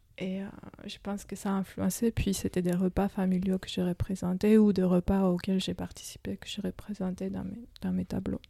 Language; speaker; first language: French; non-native, fluent; Georgian